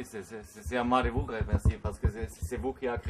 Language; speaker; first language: French; non-native, learner; German